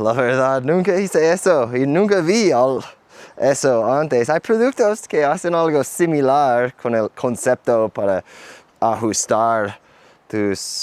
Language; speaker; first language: Spanish; non-native, fluent; English